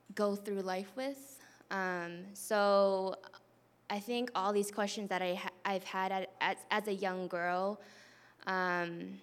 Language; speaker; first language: English; native; English